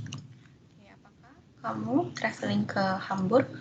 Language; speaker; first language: Indonesian; native; Indonesian